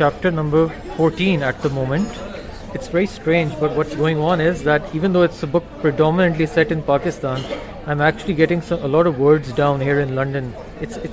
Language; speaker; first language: English; non-native, local second language; Urdu